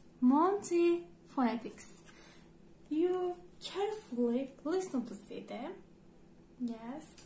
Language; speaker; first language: English; non-native, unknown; Turkish